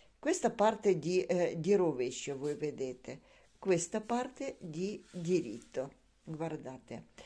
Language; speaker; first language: Italian; non-native, learner; Ukrainian